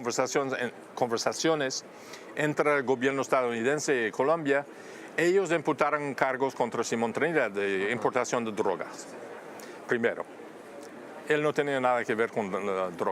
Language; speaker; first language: Spanish; non-native, fluent; English